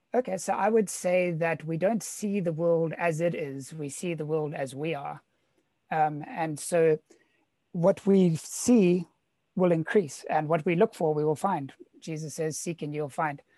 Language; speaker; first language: English; native; English